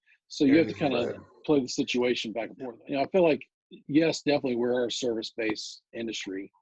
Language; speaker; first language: English; native; English